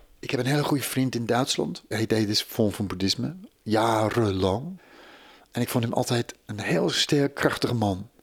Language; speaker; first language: Dutch; non-native, fluent; English